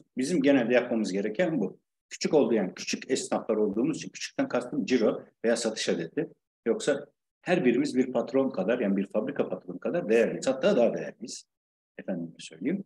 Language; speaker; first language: Turkish; native; Turkish